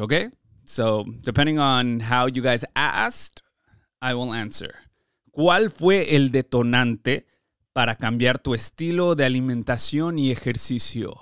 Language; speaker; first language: Spanish; early bilingual, heritage; Spanish